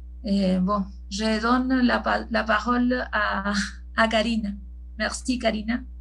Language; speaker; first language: French; non-native, learner; Spanish